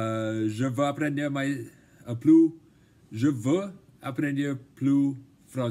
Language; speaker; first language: French; non-native, learner; English